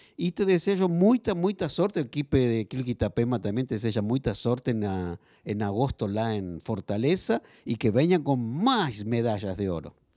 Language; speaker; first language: Spanish; non-native, learner; Portuguese